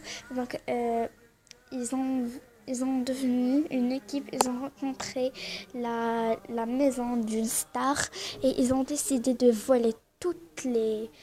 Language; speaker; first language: French; non-native, learner; Arabic